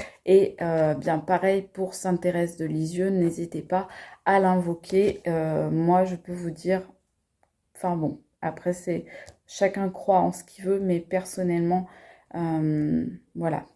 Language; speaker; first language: French; native; French